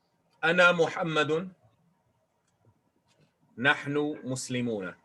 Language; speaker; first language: Arabic; non-native, fluent; English